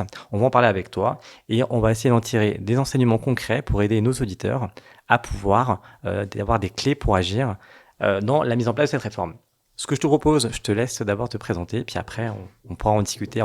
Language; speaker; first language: French; native; French